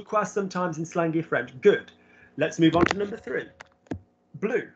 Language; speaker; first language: English; native; English